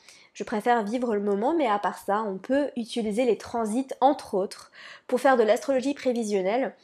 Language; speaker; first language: French; native; French